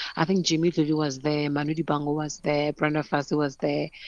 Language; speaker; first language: English; non-native, local second language; Northern Sotho